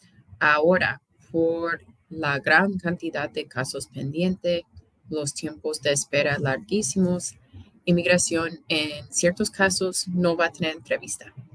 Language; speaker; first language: Spanish; non-native, fluent; English